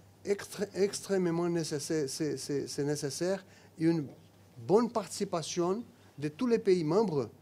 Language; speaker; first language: French; non-native, fluent; Portuguese